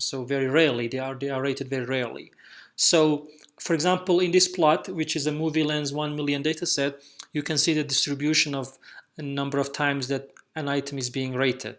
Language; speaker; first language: English; non-native, fluent; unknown